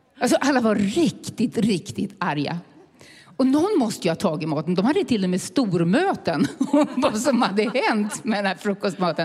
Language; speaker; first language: Swedish; native; Swedish